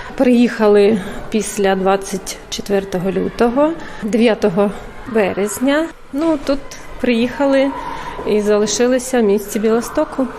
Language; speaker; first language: Ukrainian; native; Ukrainian